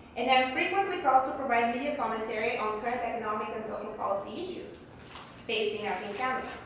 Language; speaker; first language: English; early bilingual, other home language; Bulgarian